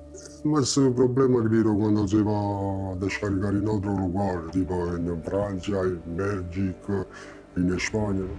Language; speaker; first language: Spanish; non-native, learner; Italian